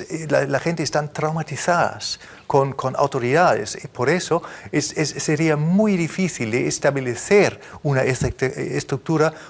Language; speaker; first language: Spanish; non-native, fluent; German